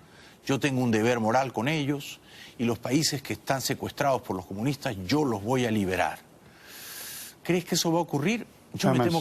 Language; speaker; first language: Spanish; native; Spanish